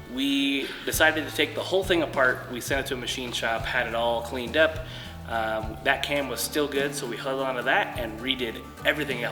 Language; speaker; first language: English; native; English